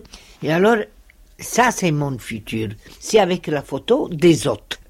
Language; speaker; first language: French; non-native, fluent; Italian